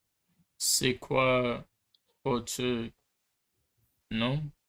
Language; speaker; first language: French; non-native, learner; English